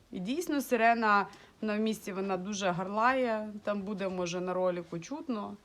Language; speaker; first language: Ukrainian; non-native, local second language; Russian